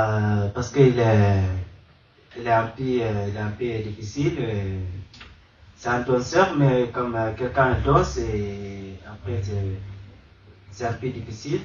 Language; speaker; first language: French; non-native, learner; Arabic